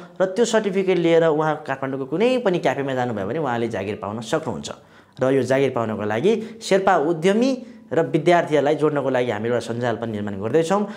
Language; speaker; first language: Nepali; non-native, local second language; Sherpa